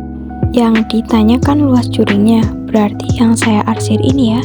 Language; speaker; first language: Indonesian; native; Indonesian